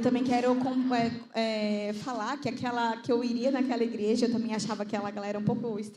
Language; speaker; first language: Portuguese; native; Portuguese